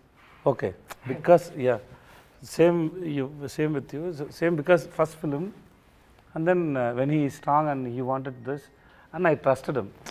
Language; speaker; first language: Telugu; non-native, local second language; Tamil